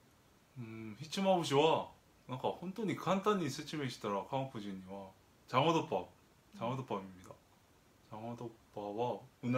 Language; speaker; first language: Japanese; non-native, fluent; Korean